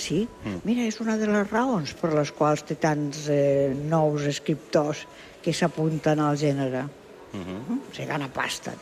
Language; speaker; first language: Catalan; non-native, local second language; Spanish